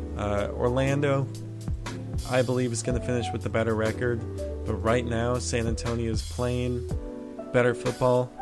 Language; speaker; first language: English; native; English